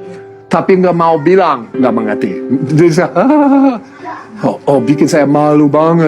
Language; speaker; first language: Indonesian; early bilingual, heritage; Indonesian